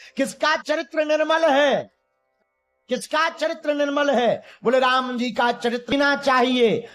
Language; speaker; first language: Hindi; native; Hindi